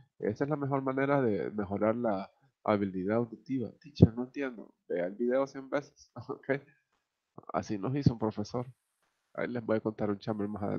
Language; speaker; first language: Spanish; native; Spanish